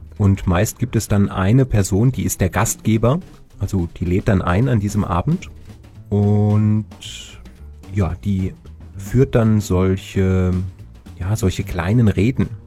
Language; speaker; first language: German; native; German